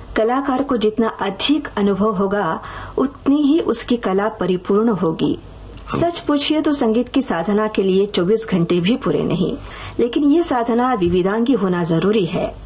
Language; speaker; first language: Hindi; non-native, local second language; Marathi